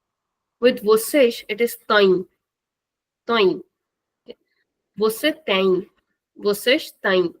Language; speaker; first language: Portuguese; non-native, fluent; Hindi